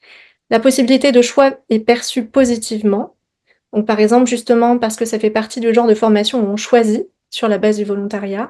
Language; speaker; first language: French; native; French